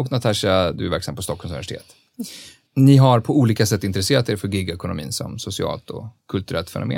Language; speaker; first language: Swedish; native; Swedish